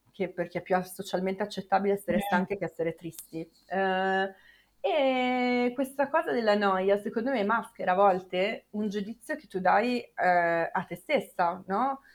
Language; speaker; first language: Italian; native; Italian